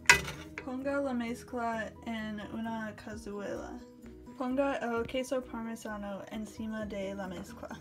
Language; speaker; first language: Spanish; non-native, learner; English